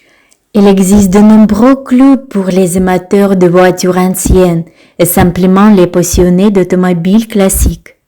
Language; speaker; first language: French; non-native, fluent; Russian